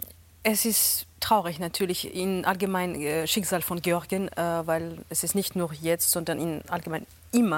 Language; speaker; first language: German; non-native, fluent; Georgian